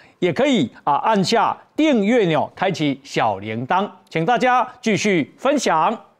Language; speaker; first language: Chinese; native; Chinese